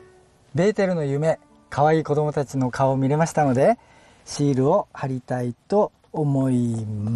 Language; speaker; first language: Japanese; native; Japanese